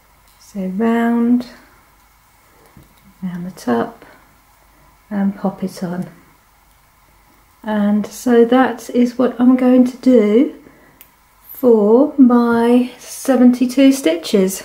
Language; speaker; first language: English; native; English